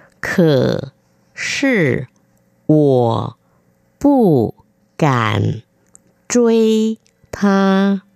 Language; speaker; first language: Chinese; non-native, fluent; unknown